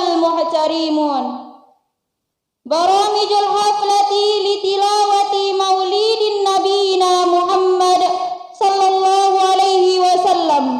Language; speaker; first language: Arabic; non-native, learner; Sasak